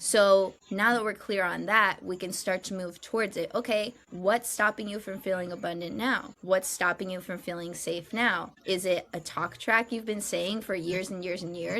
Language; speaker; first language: English; native; English